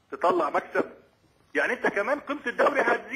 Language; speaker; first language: Arabic; native; Arabic